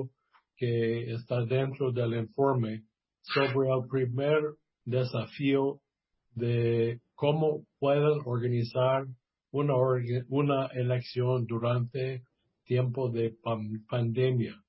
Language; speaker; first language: Spanish; non-native, fluent; English